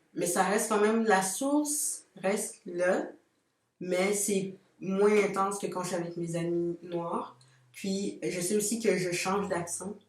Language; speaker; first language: French; early bilingual, other home language; Lingala